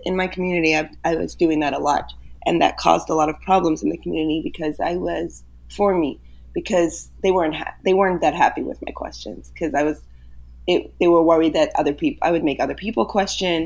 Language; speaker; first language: English; early bilingual, other home language; Yiddish